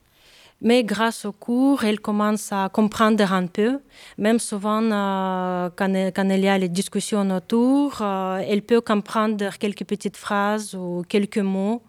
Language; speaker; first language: French; non-native, fluent; Ukrainian